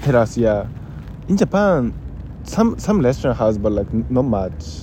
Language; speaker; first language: English; non-native, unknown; Japanese